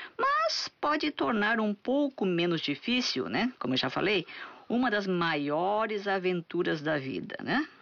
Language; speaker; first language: Portuguese; native; Portuguese